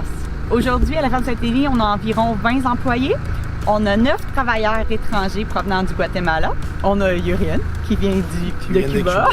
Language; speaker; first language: French; native; French